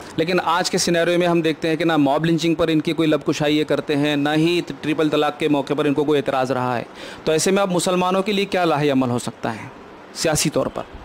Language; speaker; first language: Urdu; native; Urdu